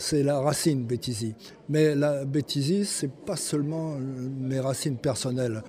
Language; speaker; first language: French; native; French